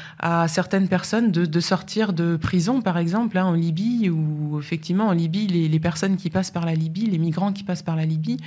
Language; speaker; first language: French; native; French